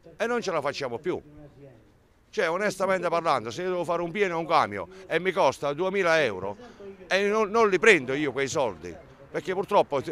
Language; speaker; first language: Italian; native; Italian